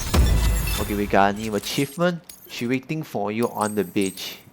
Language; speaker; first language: English; non-native, learner; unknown